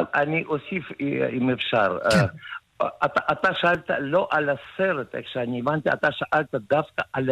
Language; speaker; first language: Hebrew; early bilingual, other home language; Russian